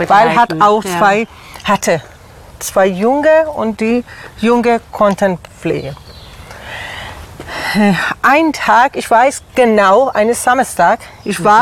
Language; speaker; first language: German; non-native, learner; Persian